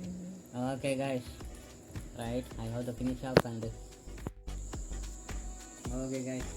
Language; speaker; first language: English; non-native, local second language; Tamil